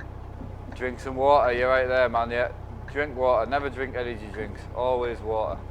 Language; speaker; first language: English; native; English